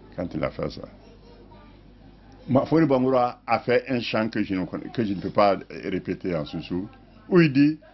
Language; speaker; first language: French; non-native, local second language; Mandingo